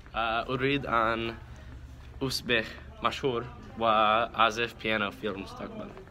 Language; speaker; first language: Arabic; non-native, learner; English